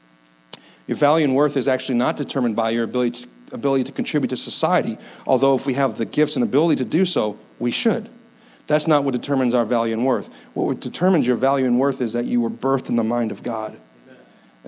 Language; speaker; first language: English; native; English